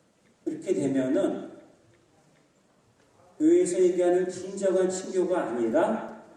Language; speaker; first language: Korean; native; Korean